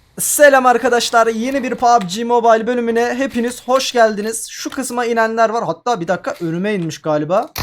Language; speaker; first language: Turkish; native; Turkish